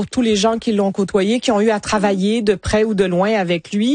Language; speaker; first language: French; native; French